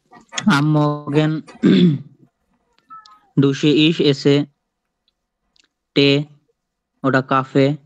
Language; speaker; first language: German; non-native, learner; Bangla